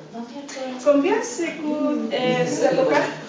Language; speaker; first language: French; non-native, learner; Spanish